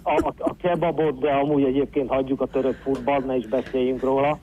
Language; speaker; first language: Hungarian; native; Hungarian